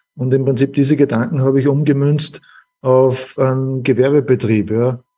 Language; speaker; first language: German; native; German